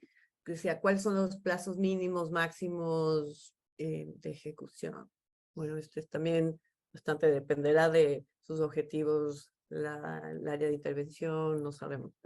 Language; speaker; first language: Spanish; native; Spanish